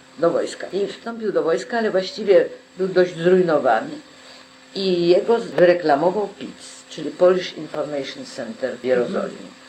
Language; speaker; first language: Polish; native; Polish